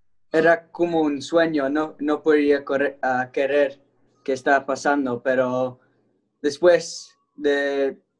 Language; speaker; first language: Spanish; early bilingual, heritage; Spanish